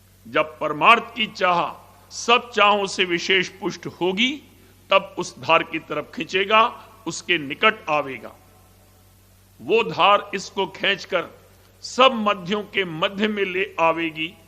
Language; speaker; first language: Hindi; native; Hindi